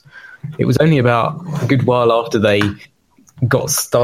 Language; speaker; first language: English; native; English